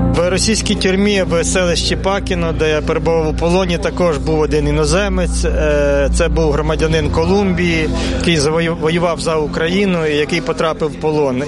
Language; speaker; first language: Ukrainian; native; Ukrainian